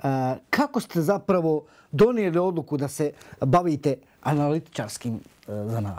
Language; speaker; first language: Croatian; native; Croatian